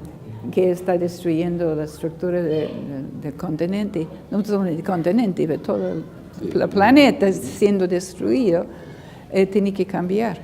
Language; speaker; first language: Spanish; non-native, learner; English